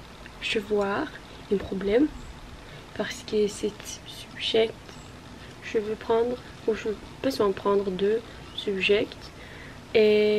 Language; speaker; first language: French; non-native, learner; Norwegian